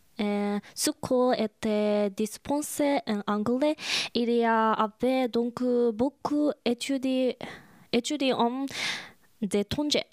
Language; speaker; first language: French; non-native, learner; Japanese